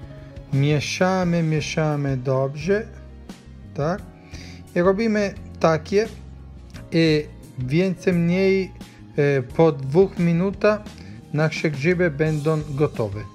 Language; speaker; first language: Polish; non-native, learner; Italian